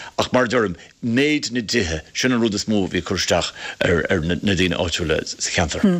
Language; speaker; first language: Irish; native; Irish